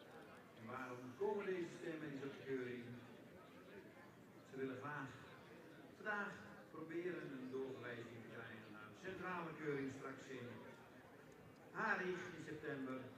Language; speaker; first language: Dutch; native; Dutch